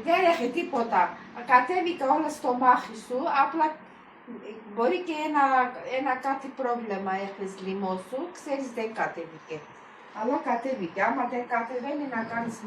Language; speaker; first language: Greek; non-native, learner; Armenian